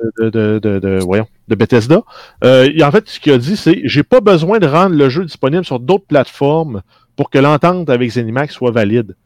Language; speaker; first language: French; native; French